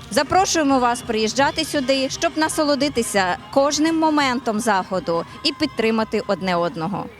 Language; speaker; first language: Ukrainian; native; Ukrainian